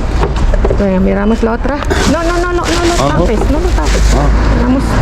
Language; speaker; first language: Spanish; non-native, fluent; Filipino